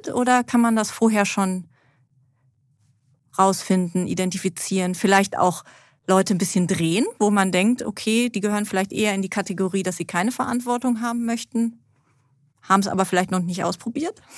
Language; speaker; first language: German; native; German